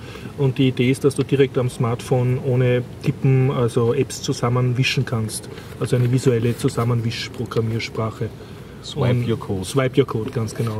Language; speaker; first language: German; native; German